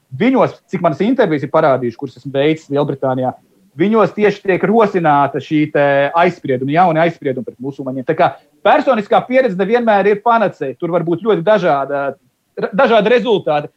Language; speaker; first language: Latvian; native; Latvian